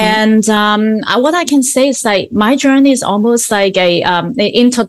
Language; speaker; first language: English; non-native, local second language; Cantonese